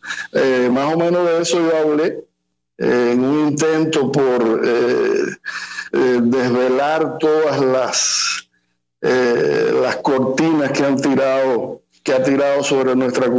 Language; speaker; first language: Spanish; native; Spanish